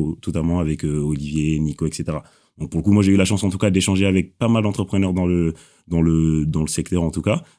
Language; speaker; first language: French; non-native, local second language; Wolof